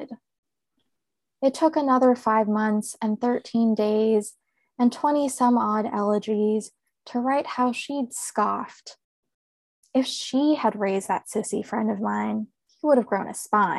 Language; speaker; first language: English; native; English